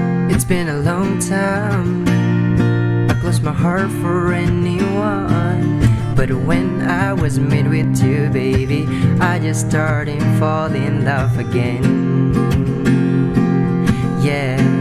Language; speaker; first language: English; non-native, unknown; Indonesian